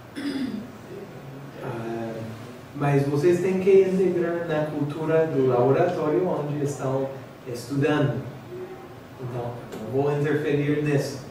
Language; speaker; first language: Portuguese; non-native, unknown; English